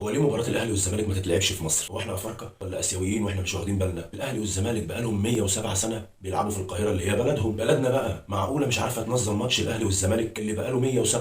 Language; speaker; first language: Arabic; native; Arabic